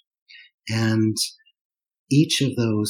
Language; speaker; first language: English; non-native, fluent; German